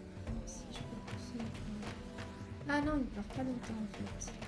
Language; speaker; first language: French; native; French